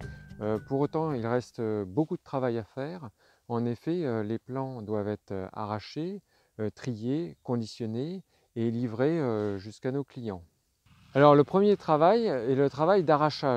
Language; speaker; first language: French; native; French